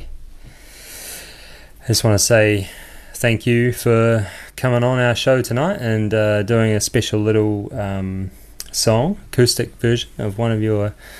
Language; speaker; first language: English; native; English